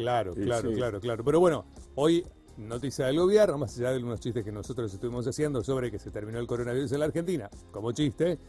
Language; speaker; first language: Spanish; native; Spanish